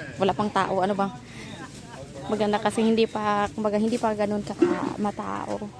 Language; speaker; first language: Filipino; native; Filipino